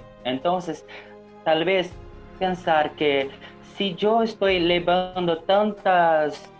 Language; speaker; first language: Spanish; non-native, learner; Portuguese